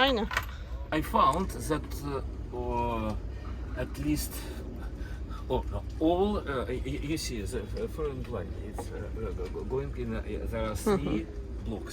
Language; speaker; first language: English; non-native, learner; Russian